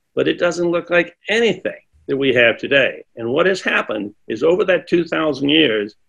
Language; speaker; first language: English; native; English